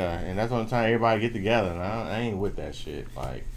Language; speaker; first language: English; native; English